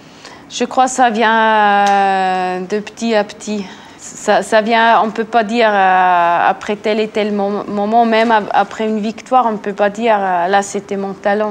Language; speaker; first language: French; non-native, local second language; Swiss German